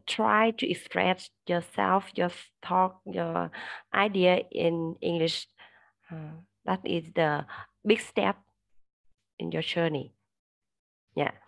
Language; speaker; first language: English; non-native, learner; Vietnamese